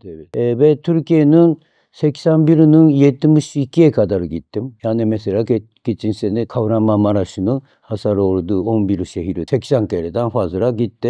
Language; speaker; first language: Turkish; non-native, fluent; Japanese